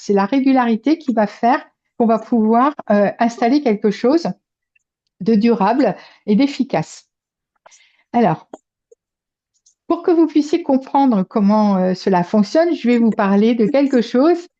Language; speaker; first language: French; native; French